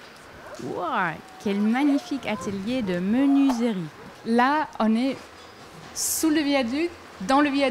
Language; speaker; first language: French; non-native, fluent; German